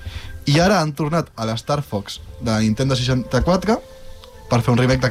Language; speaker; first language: Catalan; native; Catalan